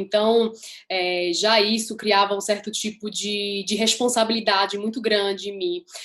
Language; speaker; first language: Portuguese; early bilingual, heritage; Portuguese